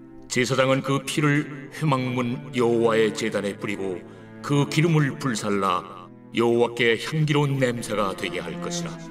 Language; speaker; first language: Korean; native; Korean